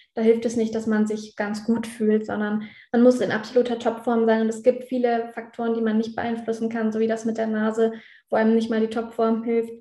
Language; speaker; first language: German; native; German